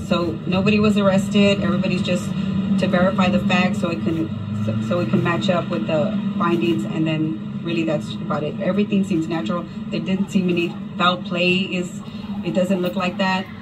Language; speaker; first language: English; early bilingual, other home language; Spanish